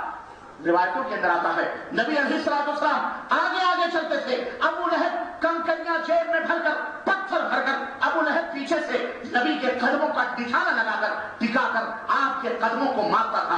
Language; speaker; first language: Urdu; native; Urdu